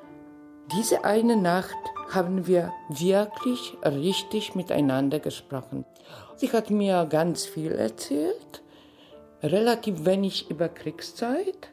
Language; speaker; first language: German; non-native, fluent; Polish